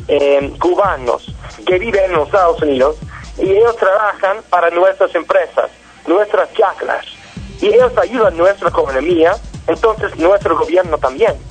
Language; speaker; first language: Spanish; non-native, learner; English